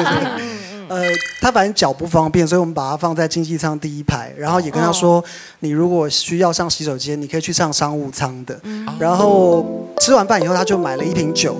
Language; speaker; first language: Chinese; native; Chinese